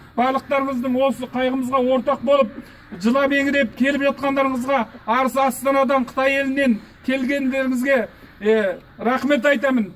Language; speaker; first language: Kazakh; early bilingual, heritage; Kazakh